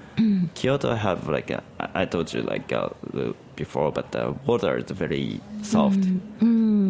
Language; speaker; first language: English; non-native, learner; Japanese